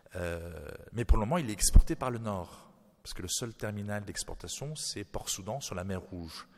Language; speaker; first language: French; native; French